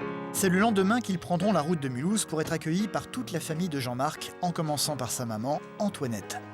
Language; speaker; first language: French; native; French